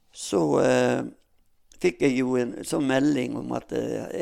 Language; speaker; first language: Norwegian; native; Norwegian